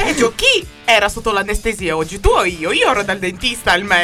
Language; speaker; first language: Italian; native; Italian